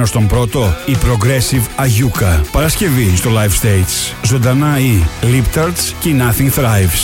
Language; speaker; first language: Greek; native; Greek